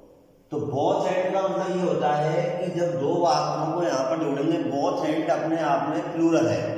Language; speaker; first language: Hindi; native; Hindi